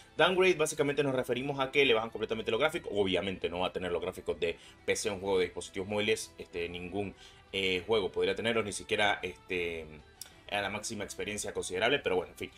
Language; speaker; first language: Spanish; native; Spanish